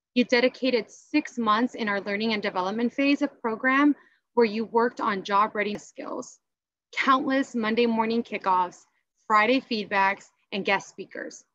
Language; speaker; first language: English; native; English